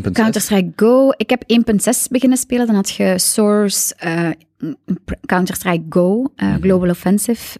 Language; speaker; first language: Dutch; native; Dutch